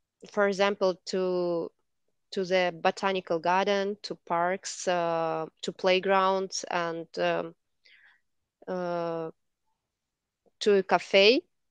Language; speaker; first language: English; non-native, learner; Russian